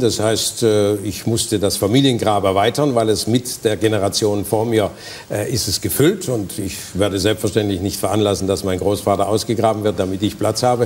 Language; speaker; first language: German; native; German